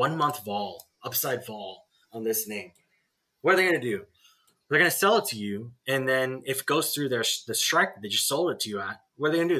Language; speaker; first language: English; native; English